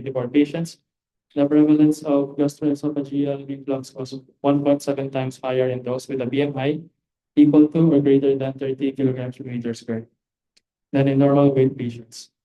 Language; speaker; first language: English; non-native, local second language; Filipino